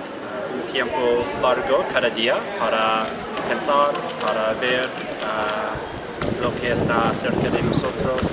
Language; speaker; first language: Spanish; non-native, fluent; English